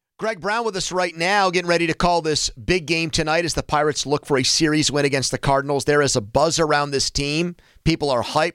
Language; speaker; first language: English; native; English